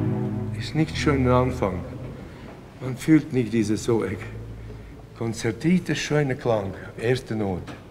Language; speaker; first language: German; non-native, fluent; Latvian